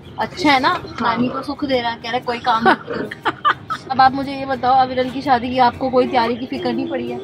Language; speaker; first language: Hindi; native; Hindi